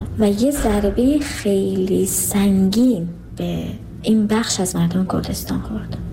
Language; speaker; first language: Persian; non-native, local second language; Kurdish